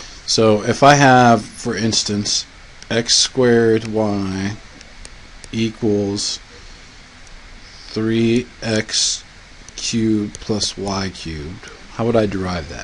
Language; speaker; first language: English; native; English